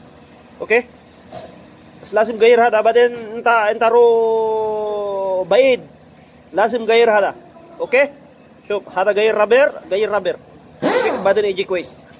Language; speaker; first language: Arabic; non-native, learner; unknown